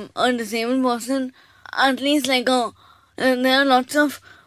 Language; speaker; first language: English; non-native, local second language; Bangla